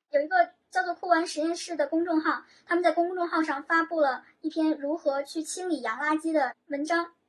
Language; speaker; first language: Chinese; native; Chinese